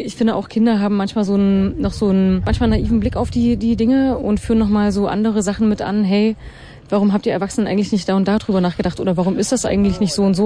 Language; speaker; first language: German; native; German